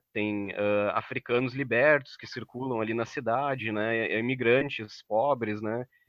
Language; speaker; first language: Portuguese; native; Portuguese